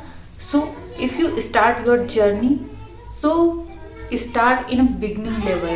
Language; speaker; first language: English; non-native, learner; Hindi